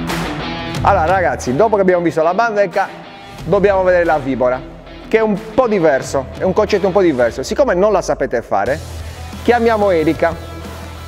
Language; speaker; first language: Italian; native; Italian